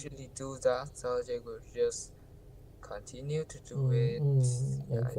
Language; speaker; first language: English; non-native, learner; Vietnamese